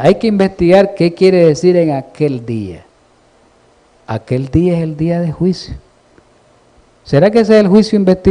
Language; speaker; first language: Spanish; native; Spanish